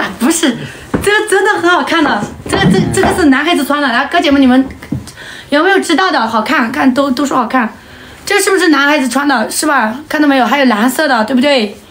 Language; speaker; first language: Chinese; non-native, local second language; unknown